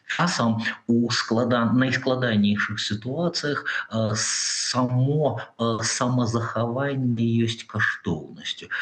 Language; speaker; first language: Belarusian; non-native, local second language; Russian